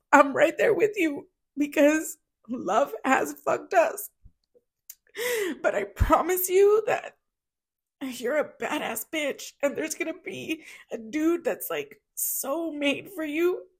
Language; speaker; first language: English; early bilingual, other home language; Spanish